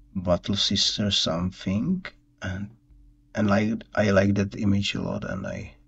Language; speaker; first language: English; non-native, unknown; Czech